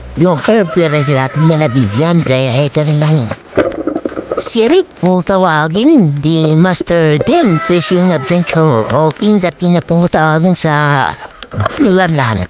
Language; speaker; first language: Filipino; non-native, local second language; Waray